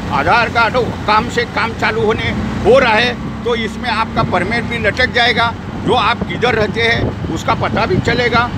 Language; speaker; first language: Hindi; non-native, local second language; Marathi